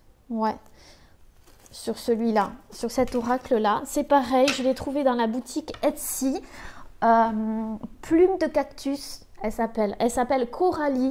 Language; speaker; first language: French; native; French